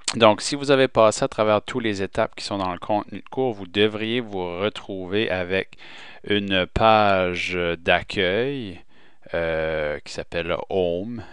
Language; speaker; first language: French; native; French